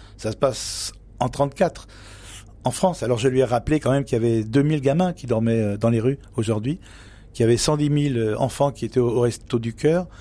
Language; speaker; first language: French; native; French